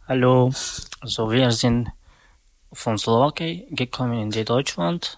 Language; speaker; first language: German; non-native, learner; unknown